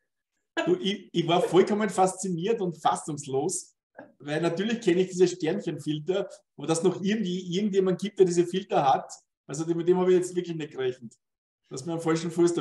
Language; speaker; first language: German; native; German